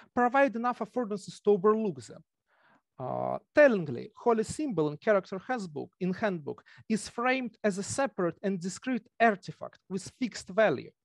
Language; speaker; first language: English; non-native, fluent; Russian